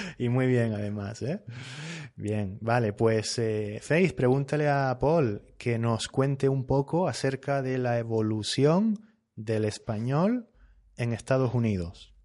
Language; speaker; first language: Spanish; native; Spanish